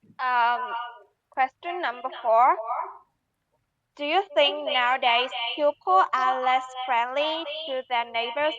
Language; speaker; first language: English; non-native, learner; Vietnamese